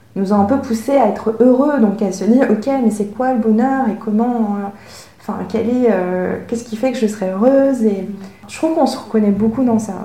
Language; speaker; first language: French; early bilingual, other home language; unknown